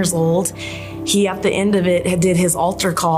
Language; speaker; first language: English; native; English